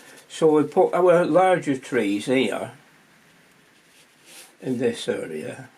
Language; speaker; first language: English; native; English